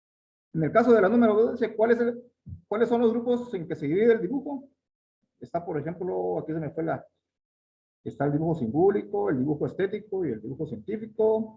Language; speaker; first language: Spanish; native; Spanish